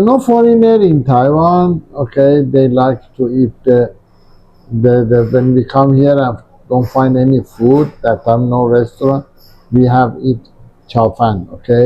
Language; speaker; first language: English; non-native, learner; Persian